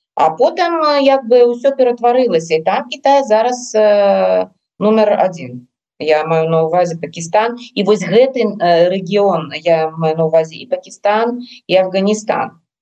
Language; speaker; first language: Belarusian; non-native, local second language; Russian